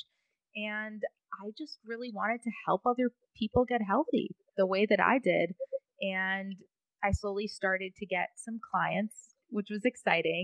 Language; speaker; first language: English; native; English